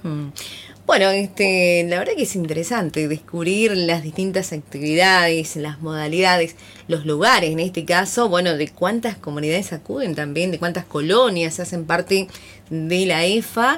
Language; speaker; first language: Spanish; native; Spanish